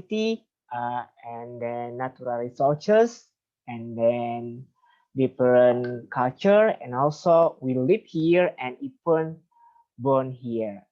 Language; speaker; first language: English; non-native, fluent; Indonesian